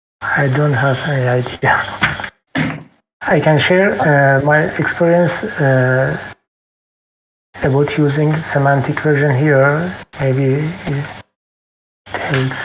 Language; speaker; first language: English; non-native, fluent; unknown